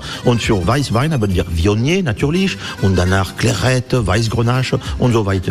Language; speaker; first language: German; non-native, fluent; French